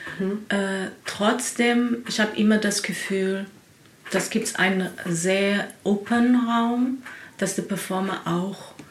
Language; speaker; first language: German; non-native, learner; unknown